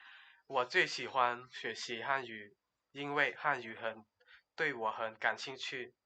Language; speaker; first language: Chinese; non-native, learner; Lao